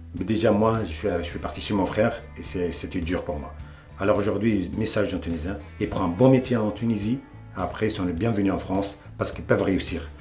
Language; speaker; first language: French; non-native, local second language; Arabic